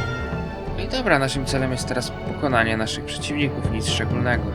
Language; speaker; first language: Polish; native; Polish